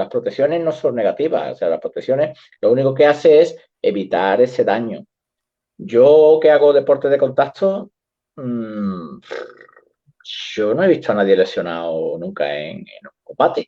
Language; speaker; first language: Spanish; native; Spanish